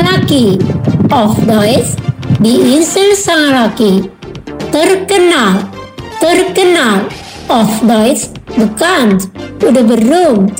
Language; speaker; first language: German; non-native, fluent; Indonesian